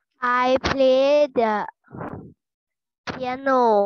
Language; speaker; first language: English; non-native, learner; Thai